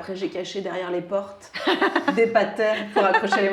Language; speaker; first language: French; native; French